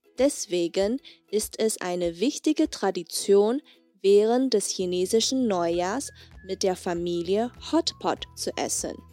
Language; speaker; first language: German; non-native, fluent; Chinese